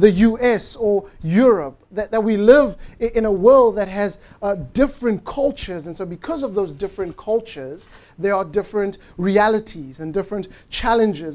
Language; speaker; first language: English; non-native, local second language; Tswana